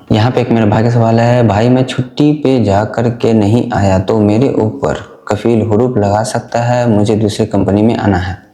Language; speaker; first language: Hindi; native; Hindi